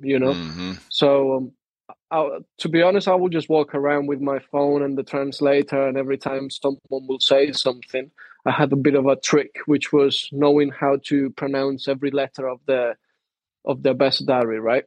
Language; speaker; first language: English; non-native, fluent; Spanish